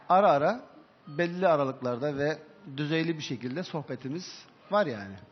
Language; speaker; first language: Turkish; early bilingual, heritage; Turkish